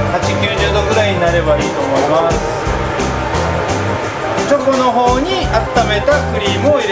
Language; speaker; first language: Japanese; native; Japanese